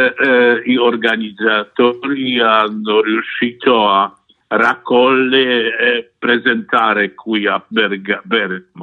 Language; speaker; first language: Italian; non-native, fluent; Polish